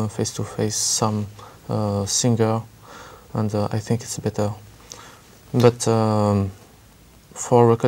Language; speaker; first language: English; non-native, learner; French